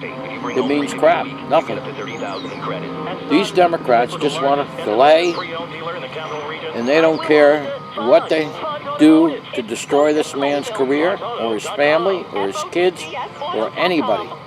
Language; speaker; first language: English; native; English